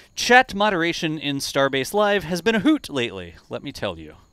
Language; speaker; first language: English; native; English